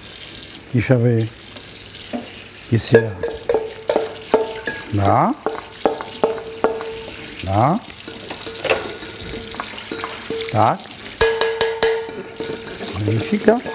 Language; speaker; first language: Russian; non-native, learner; French